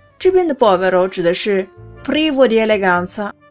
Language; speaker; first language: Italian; non-native, fluent; Chinese